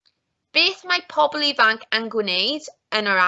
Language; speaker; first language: Welsh; non-native, local second language; English